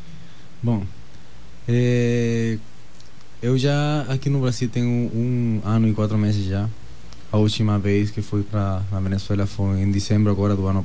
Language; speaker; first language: Portuguese; non-native, fluent; Spanish